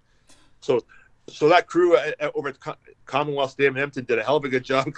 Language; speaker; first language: English; native; English